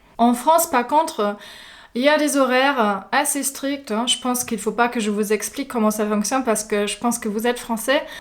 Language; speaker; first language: French; non-native, fluent; German